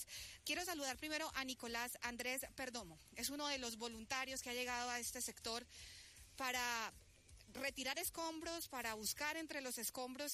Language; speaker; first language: Spanish; native; Spanish